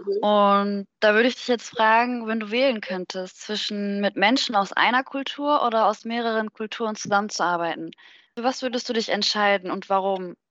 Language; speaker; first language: German; native; German